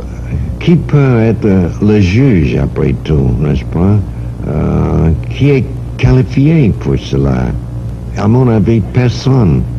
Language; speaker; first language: French; non-native, fluent; English